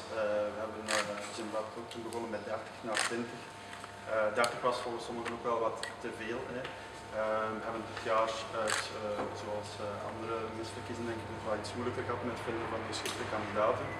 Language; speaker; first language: Dutch; native; Dutch